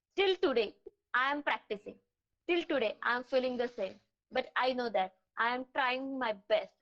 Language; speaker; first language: English; non-native, local second language; Marathi